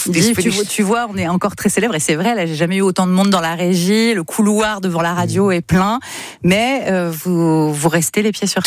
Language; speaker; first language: French; native; French